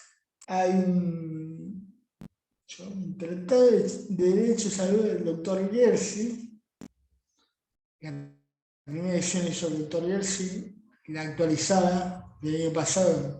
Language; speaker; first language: Spanish; native; Spanish